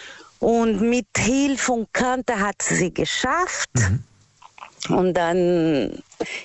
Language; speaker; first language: German; non-native, fluent; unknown